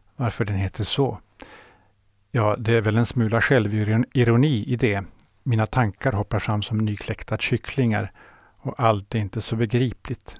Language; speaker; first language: Swedish; native; Swedish